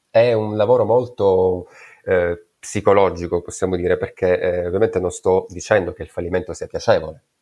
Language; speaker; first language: Italian; native; Italian